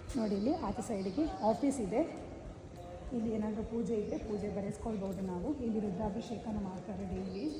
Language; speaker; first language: Kannada; non-native, local second language; Tulu